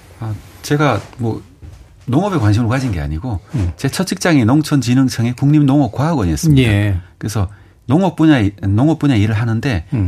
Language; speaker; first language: Korean; native; Korean